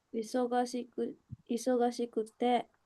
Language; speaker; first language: Japanese; non-native, learner; Indonesian